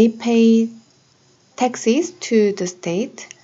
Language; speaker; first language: English; non-native, learner; Korean